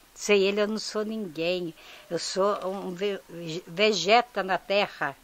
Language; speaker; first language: Portuguese; native; Portuguese